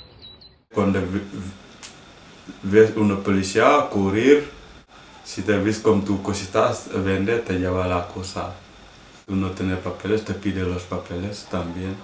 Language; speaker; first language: Spanish; non-native, learner; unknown